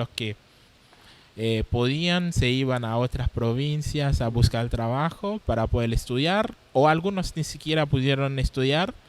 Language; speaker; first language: Spanish; non-native, fluent; Haitian Creole